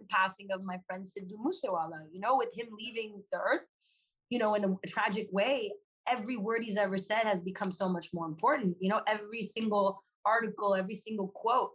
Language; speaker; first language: English; native; English